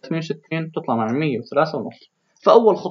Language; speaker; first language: Arabic; native; Arabic